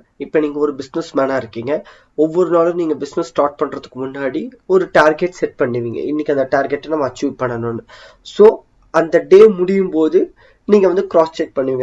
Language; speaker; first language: Tamil; native; Tamil